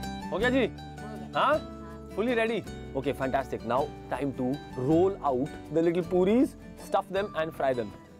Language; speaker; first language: English; non-native, local second language; Hindi